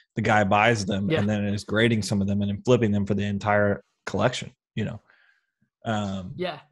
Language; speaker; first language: English; native; English